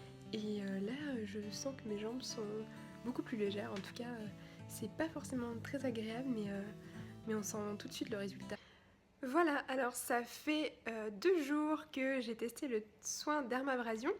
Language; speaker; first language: French; native; French